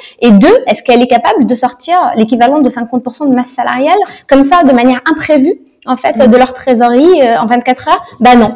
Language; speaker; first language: French; non-native, local second language; Arabic